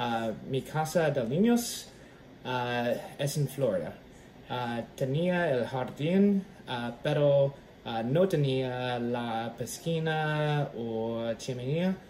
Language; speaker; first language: Spanish; non-native, learner; English